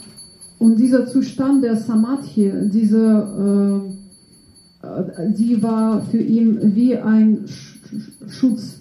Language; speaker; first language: German; non-native, fluent; Russian